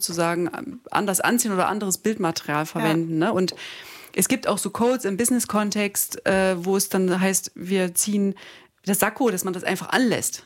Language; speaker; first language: German; native; German